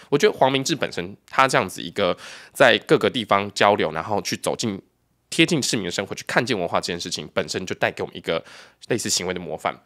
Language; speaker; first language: Chinese; native; Chinese